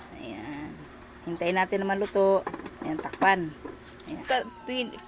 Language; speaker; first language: Filipino; non-native, local second language; Cebuano